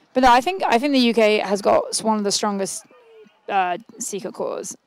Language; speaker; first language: English; native; English